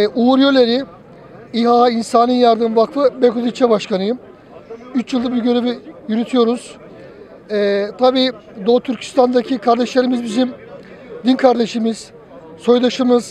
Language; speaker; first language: Turkish; native; Turkish